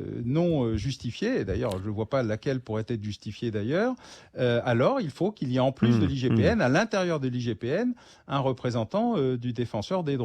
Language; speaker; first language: French; native; French